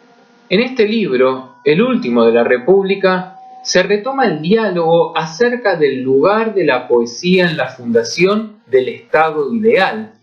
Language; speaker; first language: Spanish; native; Spanish